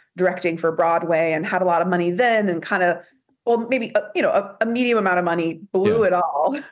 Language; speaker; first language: English; native; English